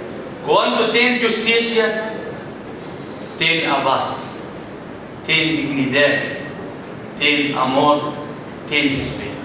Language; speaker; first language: Portuguese; non-native, learner; Arabic